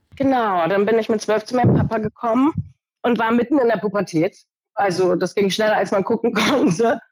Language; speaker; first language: German; early bilingual, other home language; Portuguese